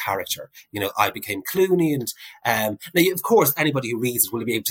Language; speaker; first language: English; native; English